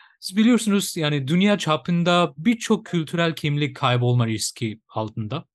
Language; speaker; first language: Turkish; non-native, fluent; Bangla